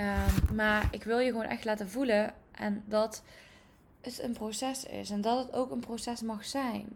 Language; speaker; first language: Dutch; native; Dutch